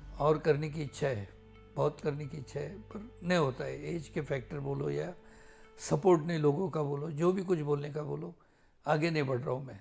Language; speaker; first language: Hindi; non-native, local second language; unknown